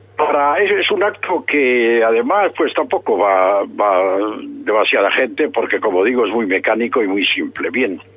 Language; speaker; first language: Spanish; native; Spanish